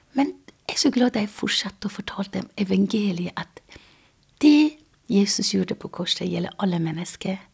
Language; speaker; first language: Norwegian; non-native, fluent; Persian